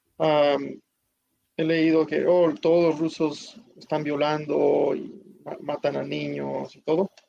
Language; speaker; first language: Spanish; early bilingual, heritage; Spanish